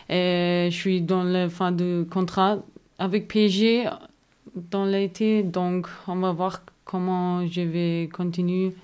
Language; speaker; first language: French; non-native, learner; German